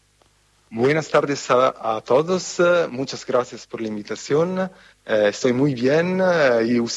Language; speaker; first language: Spanish; non-native, learner; Italian